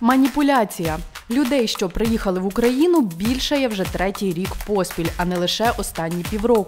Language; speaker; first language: Ukrainian; native; Ukrainian